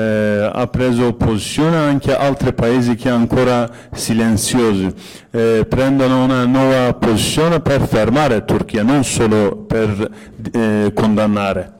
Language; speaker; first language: Italian; non-native, fluent; Kurdish